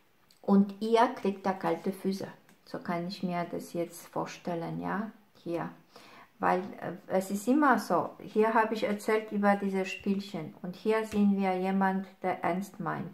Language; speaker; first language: German; non-native, fluent; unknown